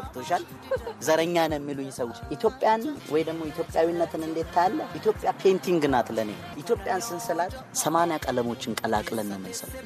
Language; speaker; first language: Amharic; non-native, local second language; Oromo